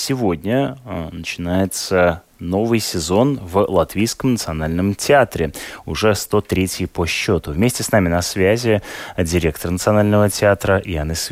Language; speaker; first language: Russian; native; Russian